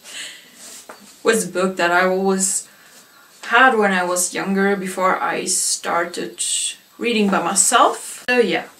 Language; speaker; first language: English; non-native, fluent; German